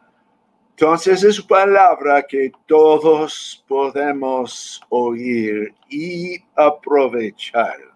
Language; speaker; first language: Spanish; non-native, fluent; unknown